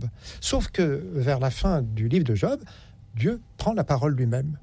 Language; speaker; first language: French; native; French